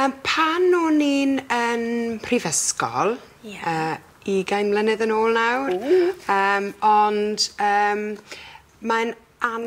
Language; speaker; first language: Welsh; non-native, learner; English